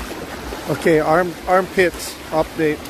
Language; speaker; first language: English; native; English